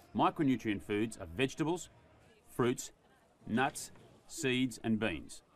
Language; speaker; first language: English; native; English